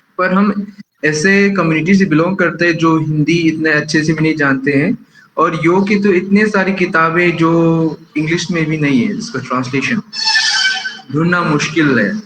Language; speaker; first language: Hindi; non-native, local second language; Manipuri